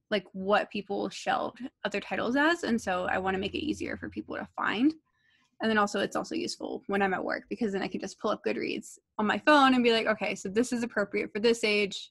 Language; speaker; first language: English; native; English